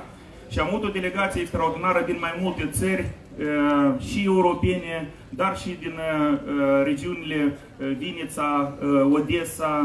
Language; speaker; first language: Romanian; native; Romanian